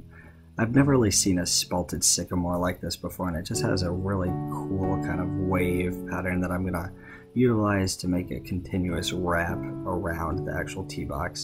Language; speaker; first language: English; native; English